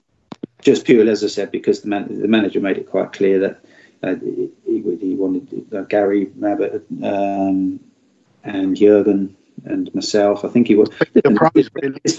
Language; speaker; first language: English; native; English